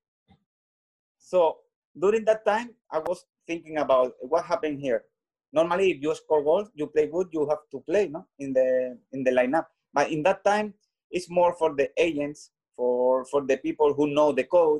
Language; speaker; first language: English; non-native, learner; Spanish